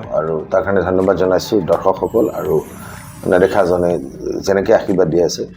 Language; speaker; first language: Assamese; native; Assamese